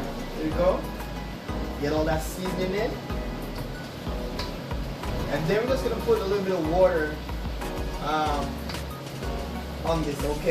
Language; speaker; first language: English; native; English